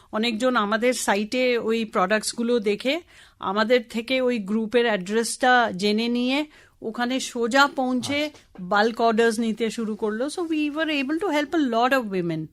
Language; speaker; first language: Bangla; non-native, local second language; Tamil